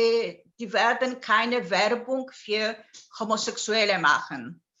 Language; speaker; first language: German; non-native, fluent; Polish